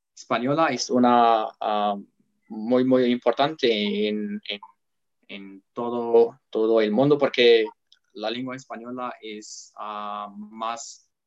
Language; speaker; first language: English; non-native, fluent; Arabic